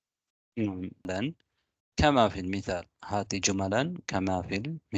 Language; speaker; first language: Arabic; non-native, fluent; Tamil